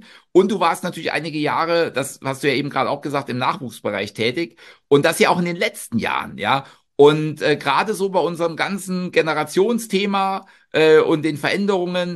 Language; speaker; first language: German; native; German